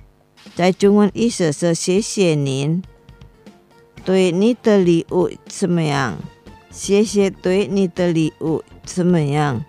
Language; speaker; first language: Chinese; non-native, learner; Indonesian